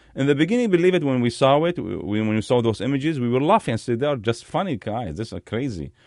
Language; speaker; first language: English; non-native, fluent; Arabic